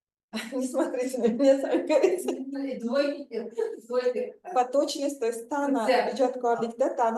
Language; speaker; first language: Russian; non-native, local second language; Uzbek